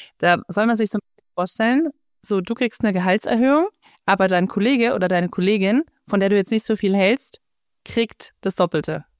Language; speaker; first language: German; native; German